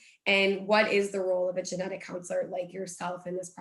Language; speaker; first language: English; native; English